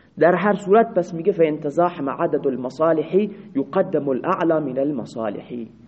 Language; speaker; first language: Persian; non-native, local second language; Baluchi